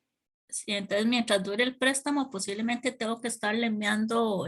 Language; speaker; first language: Spanish; native; Spanish